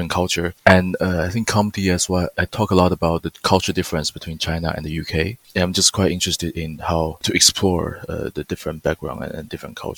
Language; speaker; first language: English; non-native, fluent; Chinese